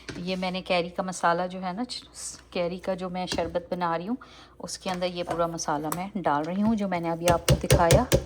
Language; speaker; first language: Urdu; native; Urdu